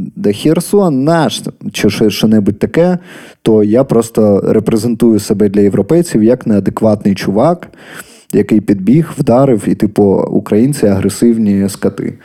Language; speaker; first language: Ukrainian; native; Ukrainian